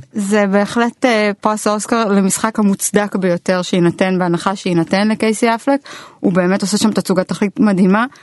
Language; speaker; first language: Hebrew; native; Hebrew